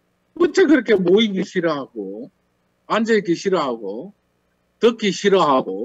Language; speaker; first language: Korean; native; Korean